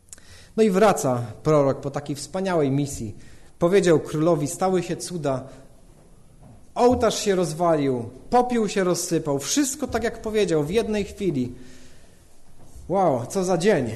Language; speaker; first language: Polish; native; Polish